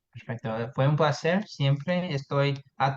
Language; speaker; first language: Spanish; non-native, fluent; English